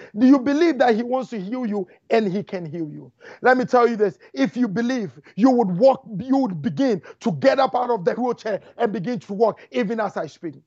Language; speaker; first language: English; non-native, local second language; Akan